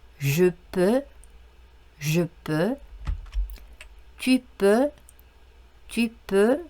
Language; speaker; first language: French; non-native, fluent; Korean